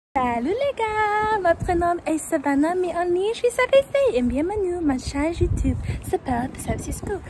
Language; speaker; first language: French; non-native, learner; English